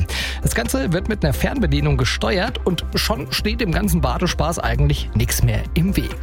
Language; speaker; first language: German; native; German